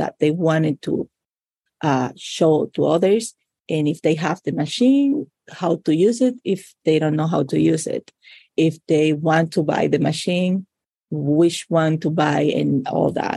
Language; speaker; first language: English; non-native, fluent; Spanish